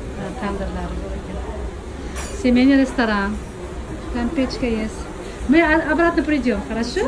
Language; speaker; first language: Russian; non-native, learner; Uzbek